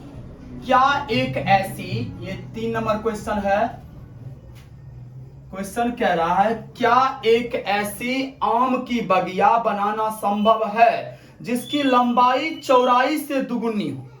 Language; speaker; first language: Hindi; native; Hindi